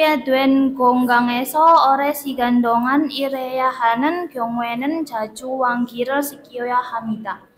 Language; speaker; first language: Korean; non-native, fluent; Indonesian